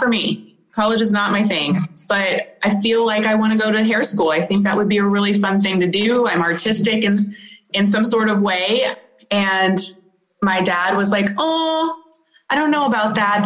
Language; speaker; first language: English; native; English